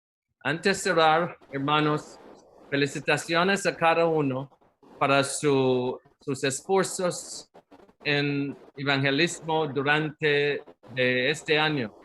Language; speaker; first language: Spanish; non-native, learner; English